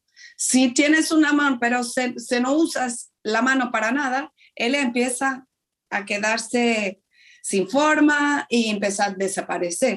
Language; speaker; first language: Spanish; non-native, fluent; Portuguese